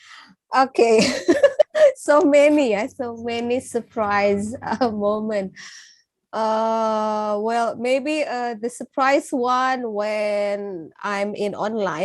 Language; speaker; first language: English; non-native, fluent; Indonesian